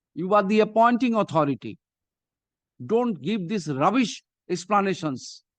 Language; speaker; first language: English; non-native, local second language; Bangla